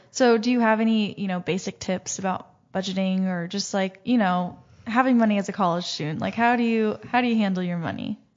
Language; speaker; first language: English; native; English